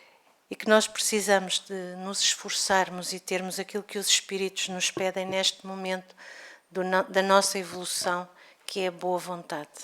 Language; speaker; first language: Portuguese; native; Portuguese